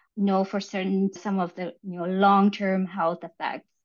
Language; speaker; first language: English; early bilingual, other home language; Vietnamese